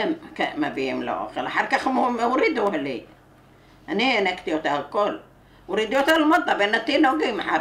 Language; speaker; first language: Hebrew; non-native, learner; Arabic